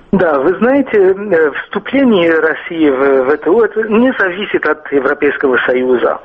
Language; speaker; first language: Russian; non-native, fluent; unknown